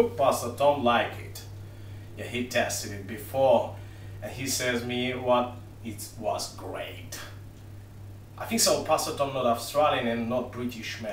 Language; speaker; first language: English; non-native, learner; Ukrainian